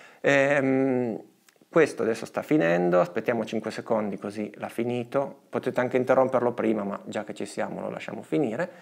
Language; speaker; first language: Italian; native; Italian